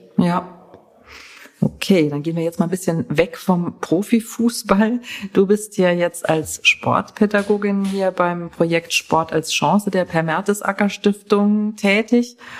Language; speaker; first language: German; native; German